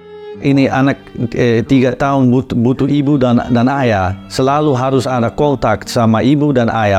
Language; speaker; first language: Indonesian; non-native, learner; Dutch